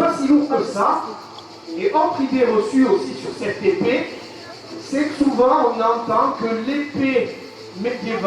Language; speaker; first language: French; native; French